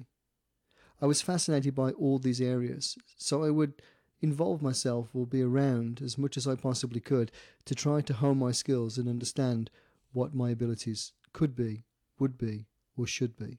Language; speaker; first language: English; native; English